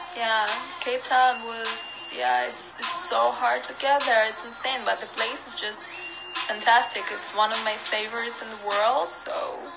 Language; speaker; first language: English; non-native, fluent; Russian